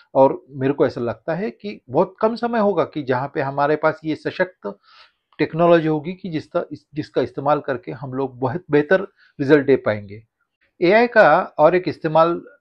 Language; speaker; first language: Hindi; non-native, local second language; Marathi